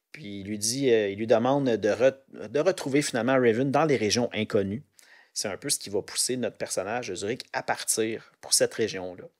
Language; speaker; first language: French; native; French